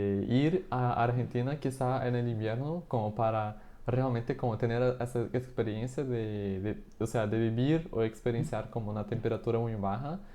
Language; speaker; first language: Spanish; non-native, fluent; Portuguese